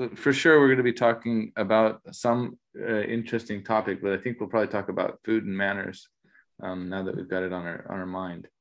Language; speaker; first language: English; native; English